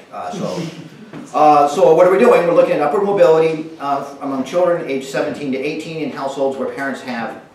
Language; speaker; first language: English; native; English